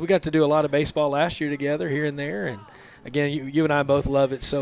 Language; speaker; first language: English; native; English